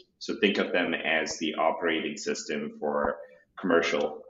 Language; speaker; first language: English; non-native, local second language; Shona